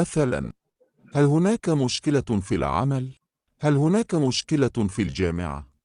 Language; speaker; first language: Arabic; non-native, learner; Indonesian